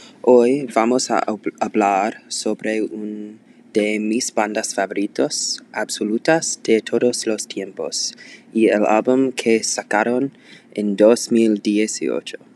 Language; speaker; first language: Spanish; non-native, learner; English